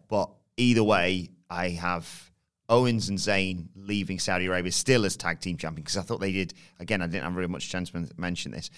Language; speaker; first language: English; native; English